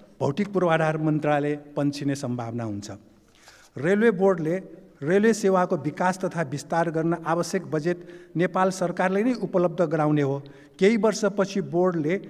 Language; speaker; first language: Nepali; non-native, local second language; Newari